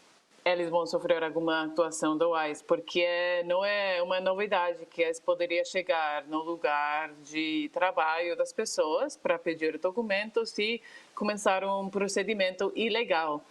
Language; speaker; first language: Portuguese; non-native, fluent; English